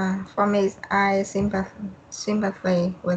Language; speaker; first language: English; non-native, learner; Vietnamese